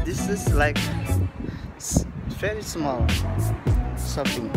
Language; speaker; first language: English; non-native, learner; Indonesian